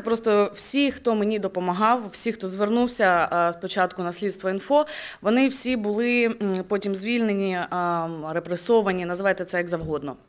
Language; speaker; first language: Ukrainian; native; Ukrainian